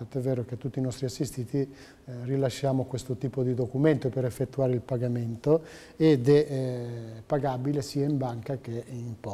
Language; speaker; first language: Italian; native; Italian